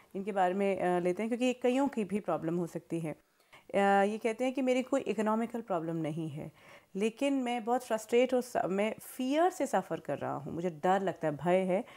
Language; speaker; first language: Hindi; native; Hindi